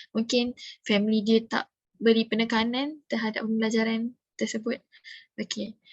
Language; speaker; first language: Malay; native; Malay